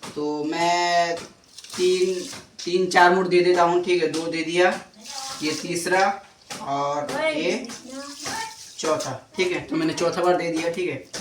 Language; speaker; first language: Hindi; non-native, local second language; Bangla